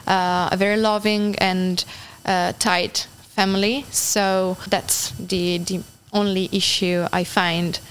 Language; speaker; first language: English; non-native, fluent; Italian